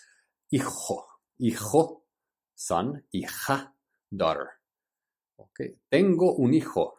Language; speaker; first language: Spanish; early bilingual, heritage; Spanish